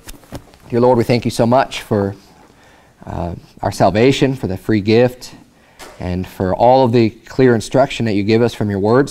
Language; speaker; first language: English; native; English